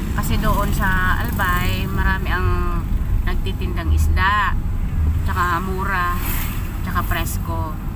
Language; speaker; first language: Filipino; non-native, local second language; Bikol